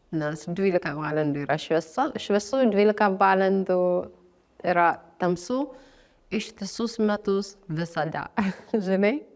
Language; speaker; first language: Lithuanian; non-native, fluent; Amharic